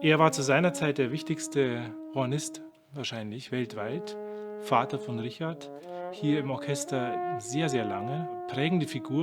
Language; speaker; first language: German; native; German